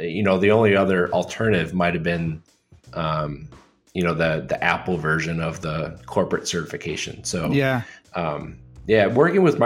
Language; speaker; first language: English; native; English